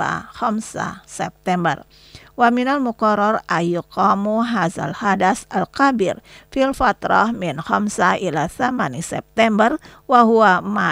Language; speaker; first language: Arabic; non-native, local second language; Indonesian